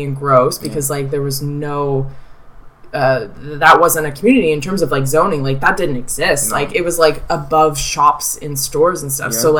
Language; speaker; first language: English; native; English